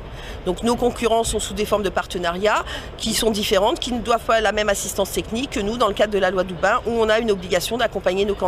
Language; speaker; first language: French; native; French